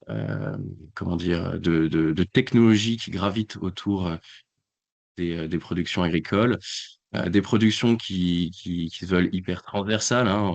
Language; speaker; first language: French; native; French